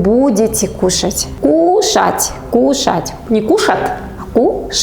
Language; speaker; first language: Russian; non-native, local second language; Kazakh